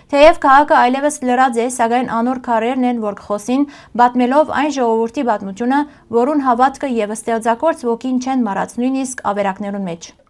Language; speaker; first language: Armenian; early bilingual, heritage; Armenian